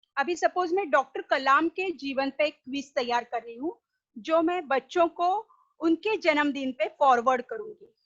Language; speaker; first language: Hindi; non-native, local second language; Marathi